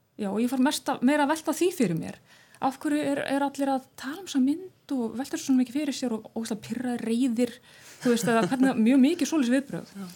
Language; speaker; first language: Icelandic; non-native, fluent; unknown